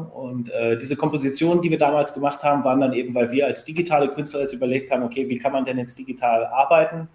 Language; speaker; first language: German; native; German